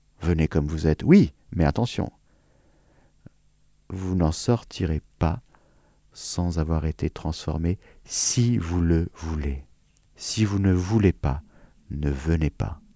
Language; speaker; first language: French; native; French